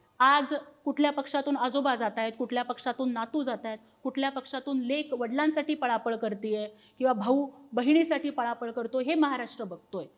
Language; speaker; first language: Marathi; non-native, local second language; Telugu